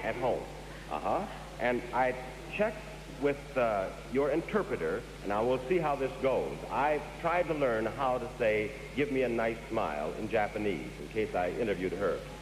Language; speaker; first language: English; native; English